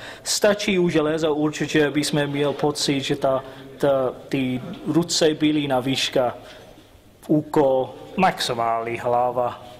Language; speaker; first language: Czech; non-native, learner; English